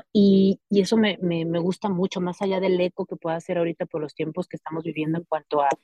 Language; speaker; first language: Spanish; native; Spanish